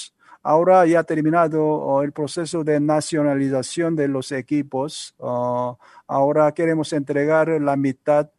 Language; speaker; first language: Spanish; non-native, learner; Korean